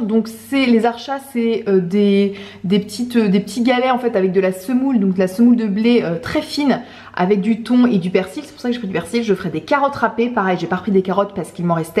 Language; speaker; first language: French; native; French